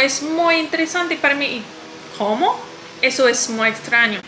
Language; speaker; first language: Spanish; non-native, learner; English